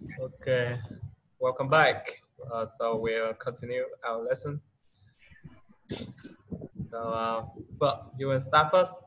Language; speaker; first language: English; non-native, fluent; Vietnamese